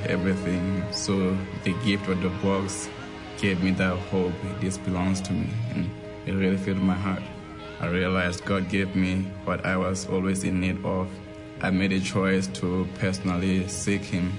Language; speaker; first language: English; non-native, local second language; Southern Sotho